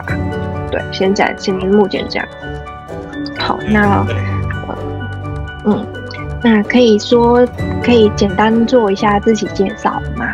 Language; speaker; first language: Chinese; non-native, fluent; Vietnamese